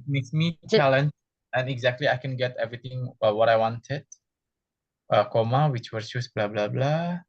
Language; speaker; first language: English; non-native, fluent; Indonesian